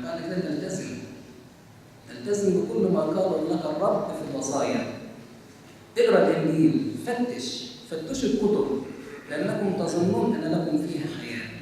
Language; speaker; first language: Arabic; native; Arabic